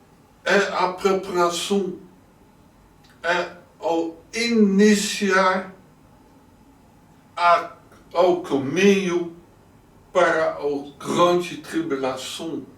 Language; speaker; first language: Portuguese; non-native, learner; Dutch